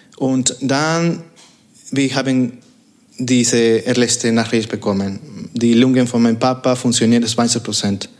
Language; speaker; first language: German; non-native, fluent; Spanish